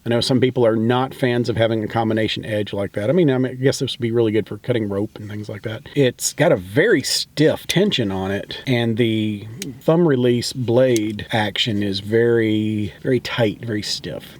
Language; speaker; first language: English; native; English